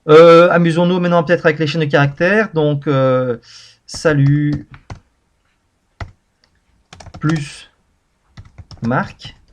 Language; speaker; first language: French; native; French